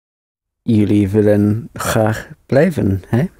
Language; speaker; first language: Dutch; non-native, learner; English